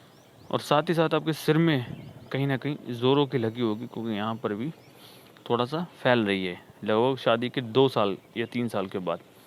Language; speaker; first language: Hindi; native; Hindi